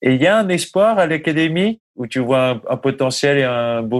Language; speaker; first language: French; native; French